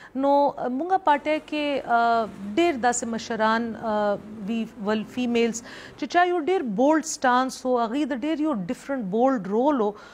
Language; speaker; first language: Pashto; non-native, local second language; Northern Hindko